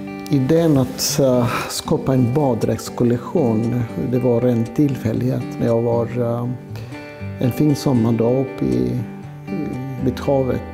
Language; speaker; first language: Swedish; non-native, fluent; Greek